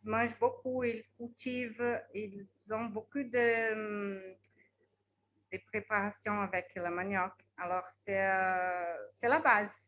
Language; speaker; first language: French; non-native, fluent; Portuguese